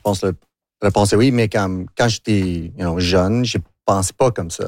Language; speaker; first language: French; non-native, local second language; English